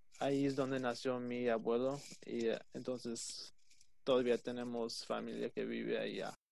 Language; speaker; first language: Spanish; early bilingual, heritage; English